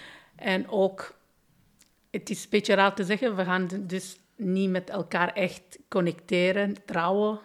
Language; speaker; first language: Dutch; non-native, fluent; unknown